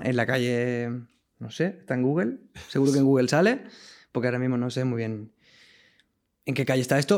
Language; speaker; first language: Spanish; non-native, local second language; Catalan